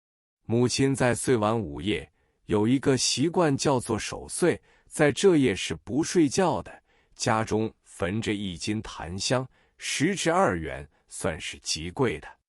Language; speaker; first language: Chinese; native; Chinese